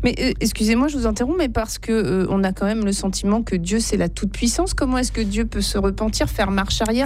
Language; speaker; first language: French; native; French